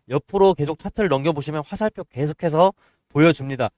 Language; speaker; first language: Korean; native; Korean